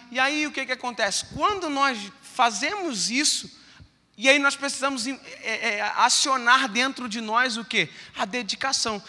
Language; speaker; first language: Portuguese; native; Portuguese